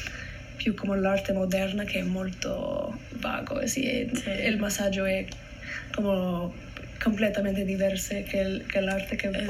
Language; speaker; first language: Italian; non-native, learner; English